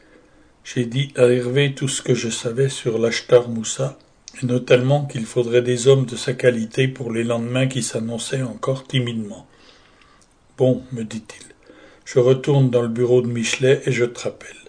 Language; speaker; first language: French; native; French